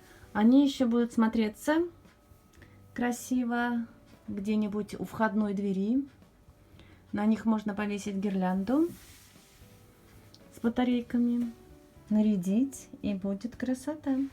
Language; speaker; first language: Russian; native; Russian